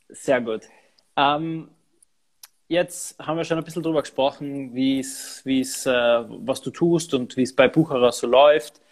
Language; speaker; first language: German; native; German